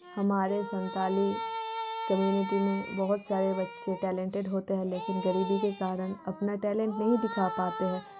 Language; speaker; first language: Hindi; non-native, local second language; Santali